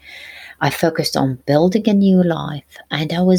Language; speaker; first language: English; non-native, fluent; Arabic